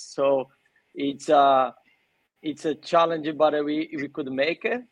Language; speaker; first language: English; non-native, fluent; Portuguese